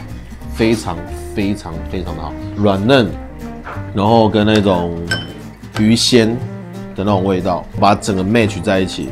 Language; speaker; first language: Chinese; native; Chinese